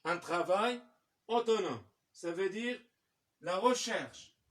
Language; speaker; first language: French; non-native, local second language; Arabic